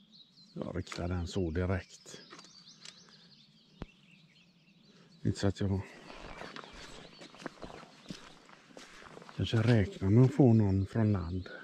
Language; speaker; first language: Swedish; native; Swedish